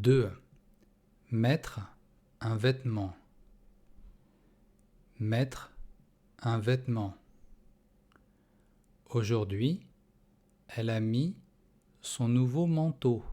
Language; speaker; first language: French; non-native, fluent; Russian